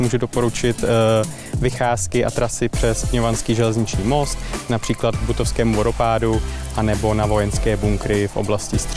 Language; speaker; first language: Czech; native; Czech